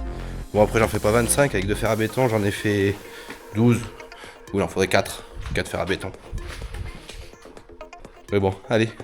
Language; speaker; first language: French; native; French